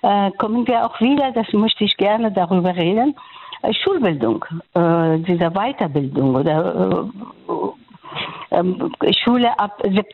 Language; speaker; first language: German; non-native, fluent; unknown